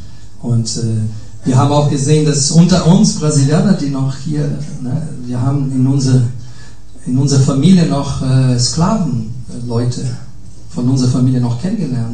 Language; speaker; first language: German; non-native, fluent; Portuguese